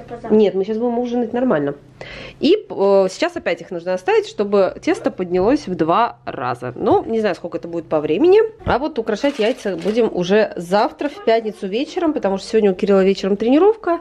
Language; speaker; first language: Russian; native; Russian